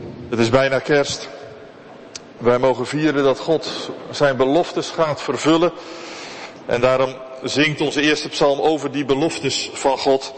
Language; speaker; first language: Dutch; native; Dutch